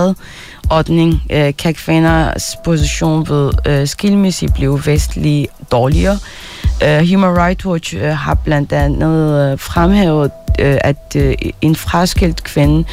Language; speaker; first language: Danish; non-native, fluent; Arabic